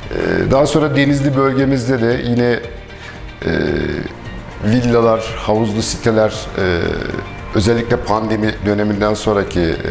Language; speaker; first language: Turkish; native; Turkish